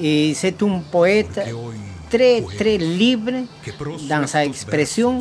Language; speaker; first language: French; non-native, learner; Spanish